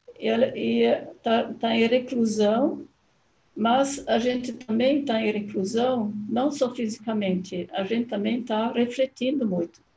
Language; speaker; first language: Portuguese; non-native, fluent; German